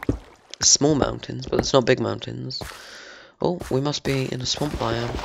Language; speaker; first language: English; native; English